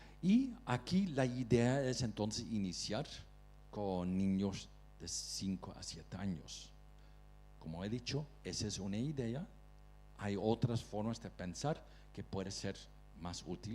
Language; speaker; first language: Spanish; non-native, fluent; Dutch